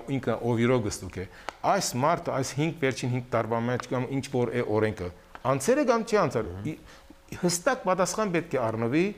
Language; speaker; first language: Armenian; early bilingual, heritage; Armenian